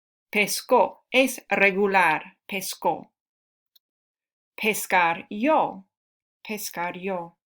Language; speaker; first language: Spanish; non-native, fluent; English